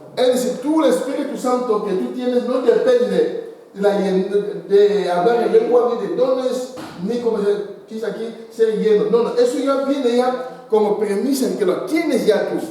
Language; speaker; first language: Spanish; non-native, fluent; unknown